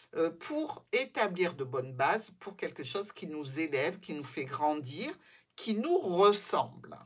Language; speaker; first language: French; native; French